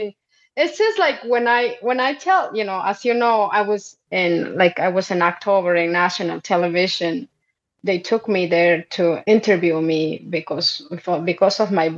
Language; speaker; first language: English; non-native, fluent; Quechua